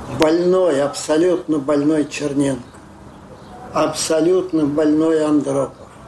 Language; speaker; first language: Russian; native; Russian